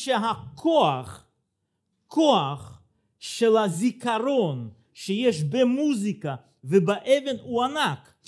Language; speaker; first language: Hebrew; non-native, fluent; Russian